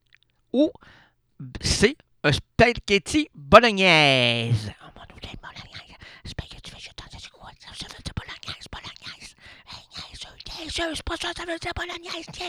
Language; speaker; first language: French; native; French